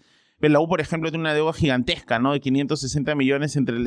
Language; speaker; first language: Spanish; native; Spanish